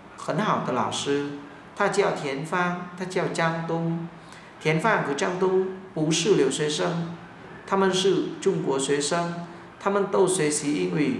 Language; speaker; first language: Chinese; non-native, fluent; Vietnamese